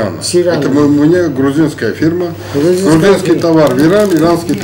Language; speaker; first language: Russian; non-native, local second language; Georgian